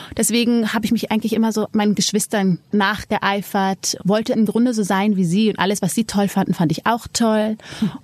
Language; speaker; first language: German; early bilingual, other home language; Amharic